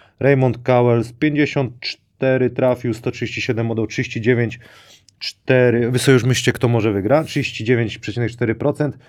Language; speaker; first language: Polish; native; Polish